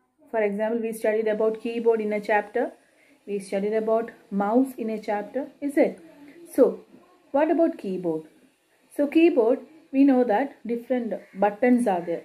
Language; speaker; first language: English; non-native, local second language; Malayalam